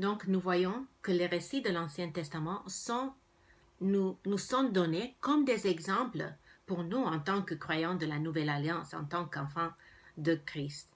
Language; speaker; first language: French; non-native, fluent; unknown